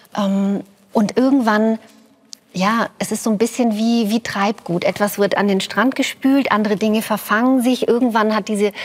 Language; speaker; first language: German; early bilingual, other home language; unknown